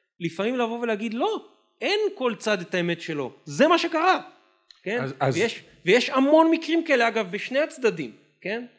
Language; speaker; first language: Hebrew; native; Hebrew